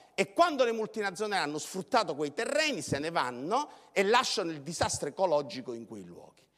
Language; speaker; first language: Italian; native; Italian